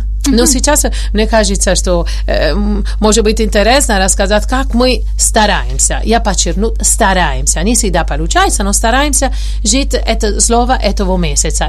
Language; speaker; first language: Russian; non-native, fluent; Italian